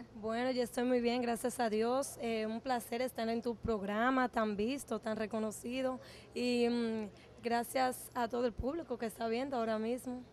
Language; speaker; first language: Spanish; native; Spanish